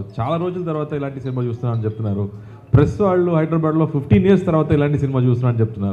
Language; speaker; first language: Telugu; non-native, fluent; Tamil